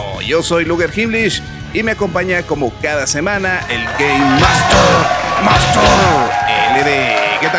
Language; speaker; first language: Spanish; native; Spanish